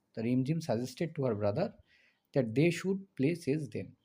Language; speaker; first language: English; non-native, local second language; Bangla